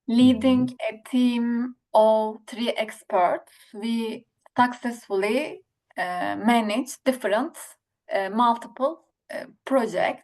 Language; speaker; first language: English; non-native, learner; Turkish